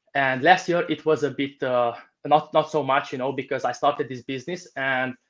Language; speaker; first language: English; non-native, fluent; Romanian